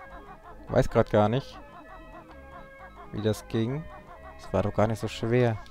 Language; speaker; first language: German; native; German